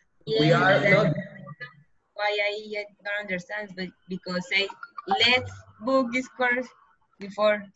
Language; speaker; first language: English; non-native, learner; Spanish